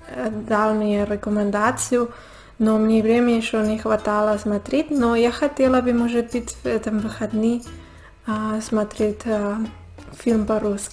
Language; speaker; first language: Russian; non-native, learner; Spanish